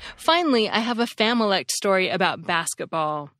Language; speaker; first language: English; native; English